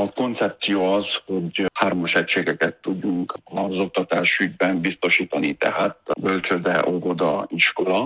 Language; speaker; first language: Hungarian; native; Hungarian